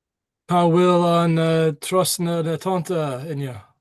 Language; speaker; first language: Irish; non-native, learner; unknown